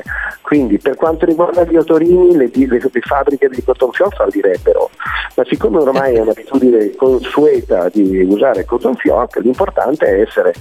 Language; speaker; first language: Italian; native; Italian